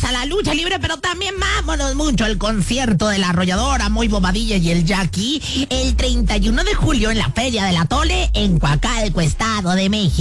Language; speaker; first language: Spanish; native; Spanish